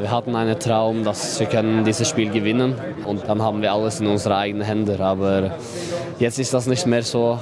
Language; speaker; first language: German; non-native, fluent; Norwegian